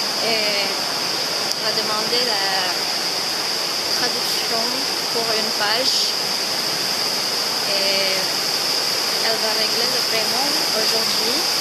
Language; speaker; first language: French; non-native, fluent; Indonesian